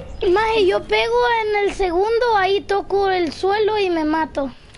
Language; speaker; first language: Spanish; early bilingual, heritage; Spanish